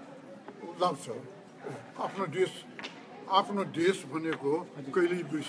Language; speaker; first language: Nepali; non-native, local second language; Newari